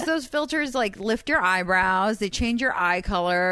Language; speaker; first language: English; non-native, fluent; Persian